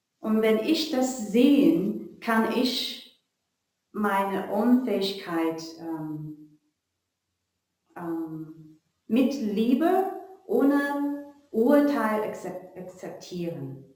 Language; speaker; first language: German; non-native, learner; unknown